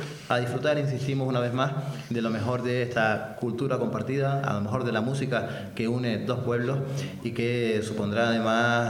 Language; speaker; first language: Spanish; native; Spanish